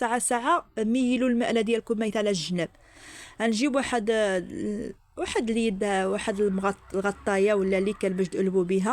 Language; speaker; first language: Arabic; native; Arabic